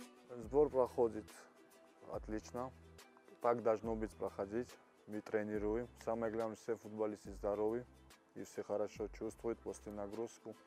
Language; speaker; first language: Russian; non-native, fluent; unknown